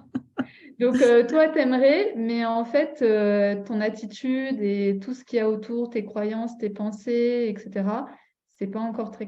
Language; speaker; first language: French; native; French